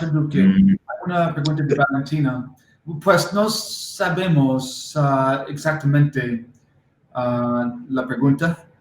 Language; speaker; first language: Spanish; non-native, learner; English